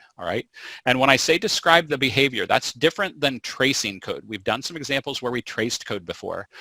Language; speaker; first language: English; native; English